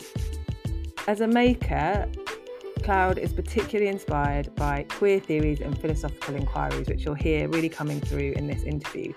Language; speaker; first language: English; native; English